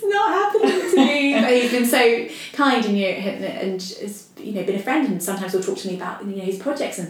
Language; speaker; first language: English; native; English